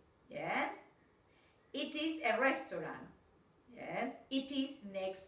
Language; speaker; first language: English; non-native, fluent; Spanish